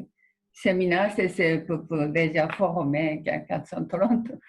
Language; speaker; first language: French; non-native, learner; Japanese